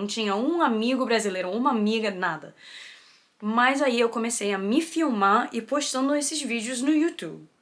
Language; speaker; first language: Portuguese; early bilingual, heritage; Portuguese